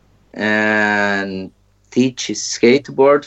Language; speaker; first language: English; non-native, learner; Portuguese